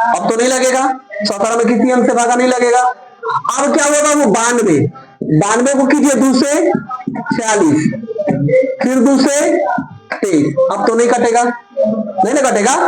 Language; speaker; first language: Hindi; native; Hindi